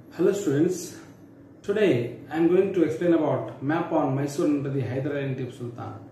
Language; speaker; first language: English; non-native, local second language; Kannada